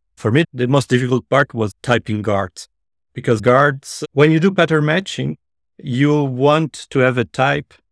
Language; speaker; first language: English; non-native, fluent; Italian